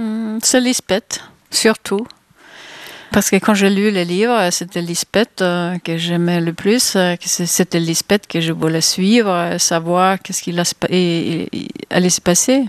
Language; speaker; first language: French; non-native, fluent; Swedish